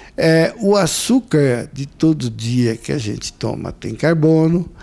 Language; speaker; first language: Portuguese; native; Portuguese